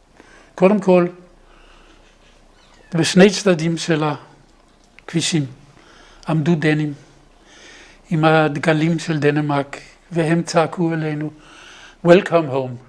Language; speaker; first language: Hebrew; non-native, fluent; Danish